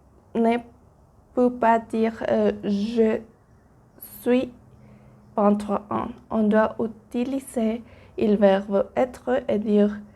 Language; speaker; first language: French; non-native, learner; Spanish